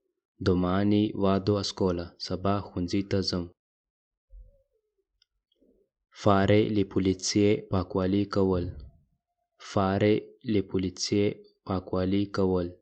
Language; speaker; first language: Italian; non-native, fluent; Pashto